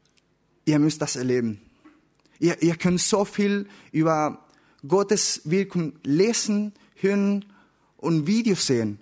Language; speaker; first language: German; non-native, learner; Spanish